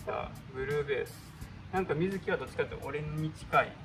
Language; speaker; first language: Japanese; native; Japanese